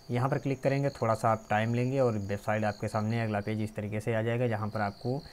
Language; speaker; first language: Hindi; native; Hindi